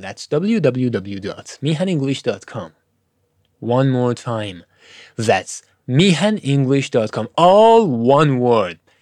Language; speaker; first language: English; non-native, fluent; Persian